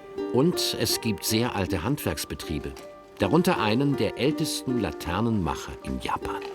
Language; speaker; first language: German; native; German